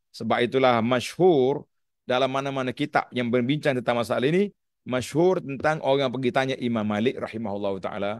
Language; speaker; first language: Malay; native; Malay